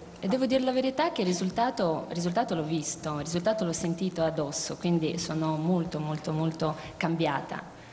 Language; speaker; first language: Italian; non-native, fluent; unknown